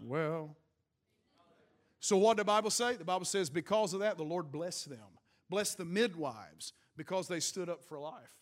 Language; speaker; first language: English; native; English